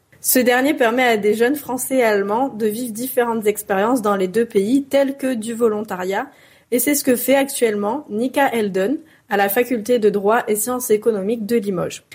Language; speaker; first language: French; native; French